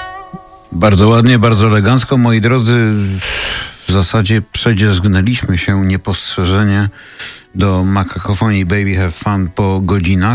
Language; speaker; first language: Polish; native; Polish